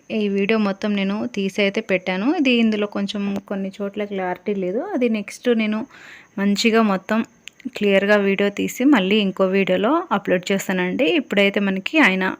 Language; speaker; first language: Telugu; native; Telugu